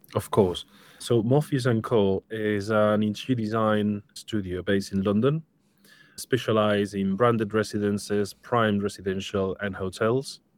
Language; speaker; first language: English; non-native, fluent; Spanish